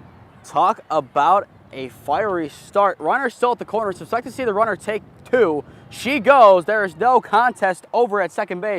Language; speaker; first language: English; native; English